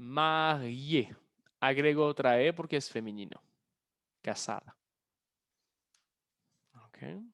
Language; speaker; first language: Spanish; non-native, fluent; French